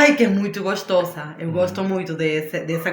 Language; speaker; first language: Portuguese; non-native, learner; Spanish